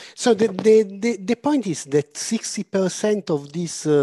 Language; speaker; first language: English; non-native, fluent; Italian